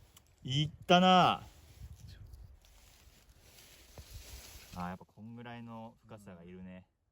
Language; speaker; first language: Japanese; native; Japanese